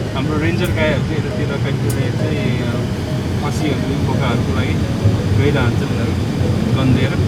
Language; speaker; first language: Nepali; non-native, local second language; Gurung